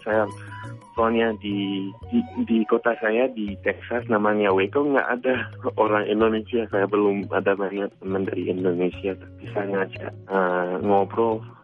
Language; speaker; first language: Indonesian; non-native, fluent; English